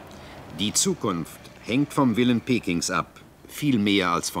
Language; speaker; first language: German; native; German